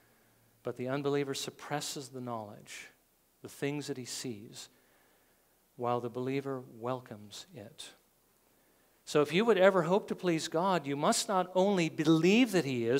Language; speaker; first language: English; native; English